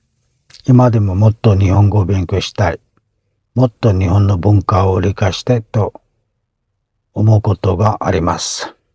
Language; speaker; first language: Japanese; non-native, fluent; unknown